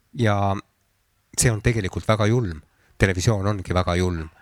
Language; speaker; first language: Estonian; native; Estonian